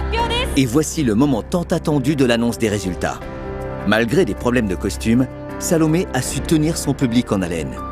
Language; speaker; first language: French; native; French